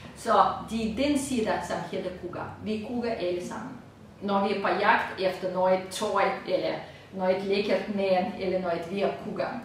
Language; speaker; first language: Danish; non-native, fluent; Russian